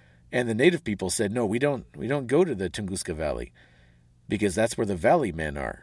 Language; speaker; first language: English; native; English